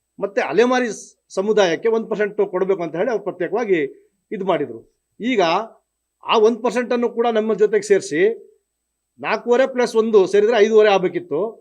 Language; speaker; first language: Kannada; non-native, local second language; Lambadi